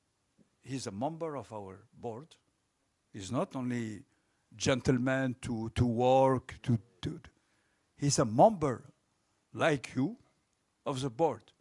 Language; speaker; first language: English; non-native, local second language; French